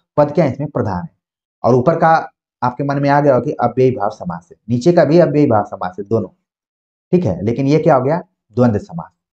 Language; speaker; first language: Hindi; native; Hindi